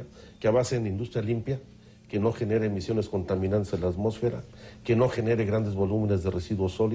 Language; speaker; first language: Spanish; native; Spanish